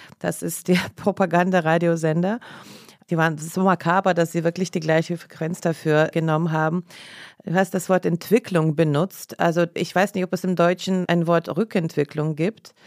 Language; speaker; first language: German; non-native, fluent; Russian